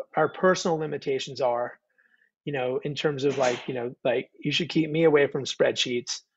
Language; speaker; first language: English; native; English